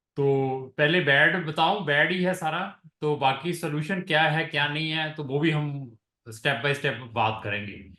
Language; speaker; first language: Hindi; non-native, local second language; Punjabi